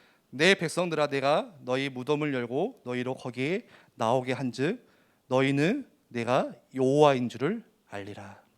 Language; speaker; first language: Korean; native; Korean